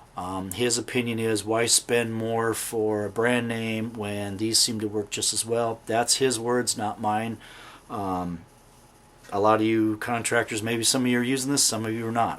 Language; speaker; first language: English; native; English